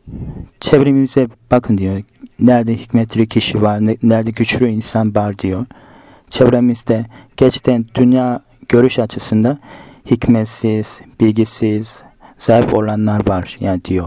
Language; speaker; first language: Turkish; non-native, fluent; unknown